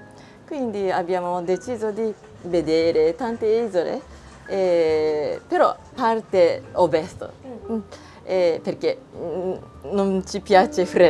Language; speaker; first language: Italian; non-native, fluent; Japanese